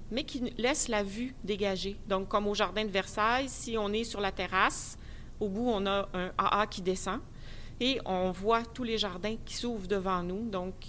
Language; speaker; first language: French; native; French